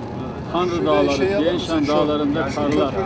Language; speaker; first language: Turkish; native; Turkish